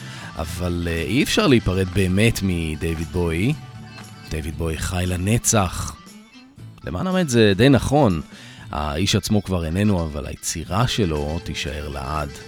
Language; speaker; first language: Hebrew; native; Hebrew